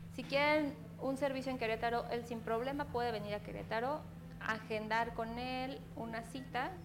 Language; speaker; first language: Spanish; native; Spanish